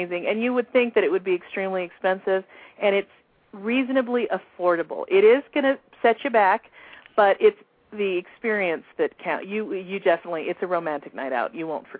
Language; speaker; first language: English; native; English